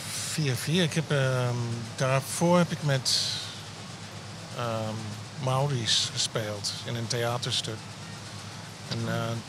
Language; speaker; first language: Dutch; non-native, fluent; English